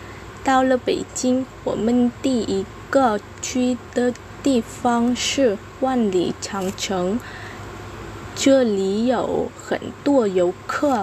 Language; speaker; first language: Chinese; non-native, learner; Vietnamese